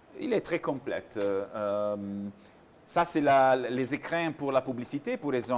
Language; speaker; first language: French; non-native, learner; Italian